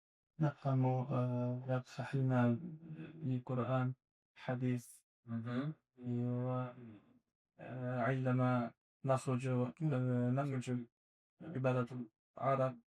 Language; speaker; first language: Arabic; non-native, learner; Azerbaijani